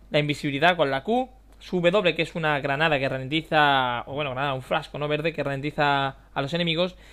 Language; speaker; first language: Spanish; native; Spanish